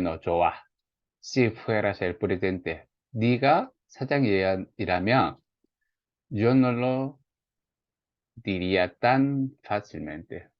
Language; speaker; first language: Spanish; non-native, fluent; Korean